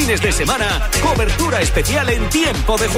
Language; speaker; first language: Spanish; native; Spanish